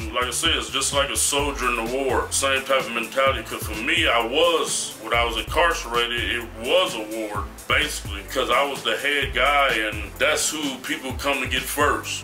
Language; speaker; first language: English; native; English